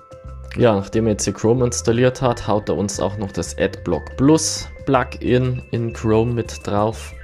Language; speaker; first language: German; native; German